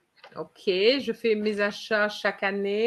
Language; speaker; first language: French; non-native, fluent; English